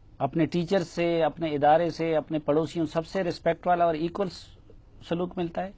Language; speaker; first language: Urdu; non-native, local second language; Pashto